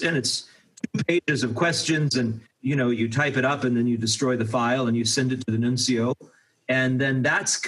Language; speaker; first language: English; native; English